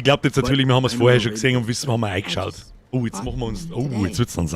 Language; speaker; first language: German; native; German